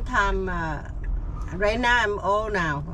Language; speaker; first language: English; non-native, learner; Vietnamese